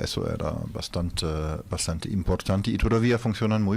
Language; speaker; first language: Spanish; non-native, fluent; German